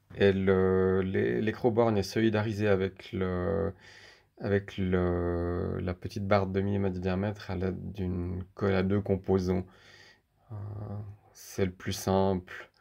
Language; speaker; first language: French; native; French